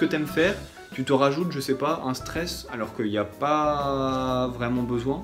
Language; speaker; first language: French; native; French